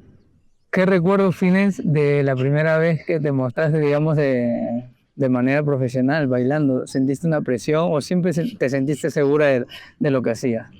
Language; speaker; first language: Spanish; native; Spanish